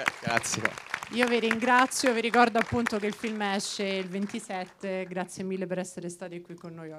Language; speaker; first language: Italian; non-native, learner; English